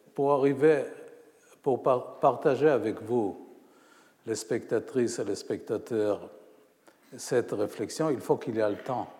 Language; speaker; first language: French; non-native, fluent; Hebrew